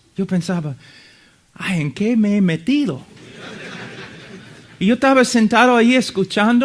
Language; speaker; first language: Spanish; non-native, fluent; English